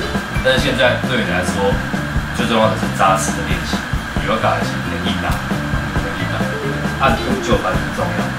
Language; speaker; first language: Chinese; native; Chinese